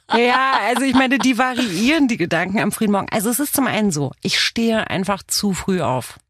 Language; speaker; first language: German; early bilingual, other home language; Romanian